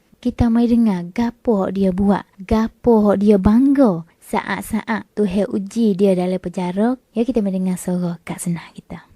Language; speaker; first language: Malay; native; Malay